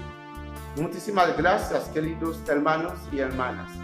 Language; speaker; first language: Spanish; non-native, learner; Haitian Creole